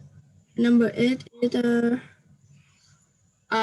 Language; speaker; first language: English; non-native, learner; Vietnamese